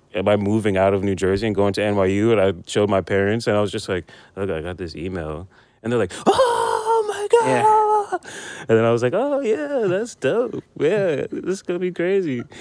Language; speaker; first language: English; native; English